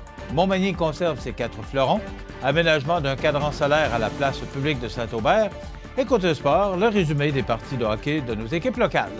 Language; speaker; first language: French; native; French